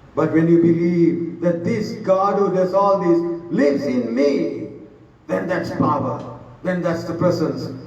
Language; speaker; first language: English; non-native, local second language; Sinhala